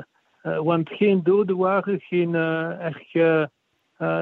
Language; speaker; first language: Dutch; non-native, fluent; French